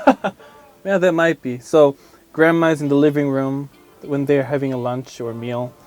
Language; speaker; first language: English; non-native, fluent; Korean